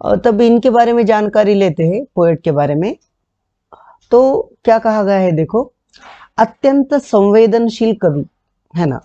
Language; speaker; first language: Hindi; non-native, local second language; Marathi